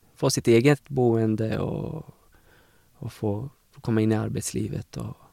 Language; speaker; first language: Swedish; native; Swedish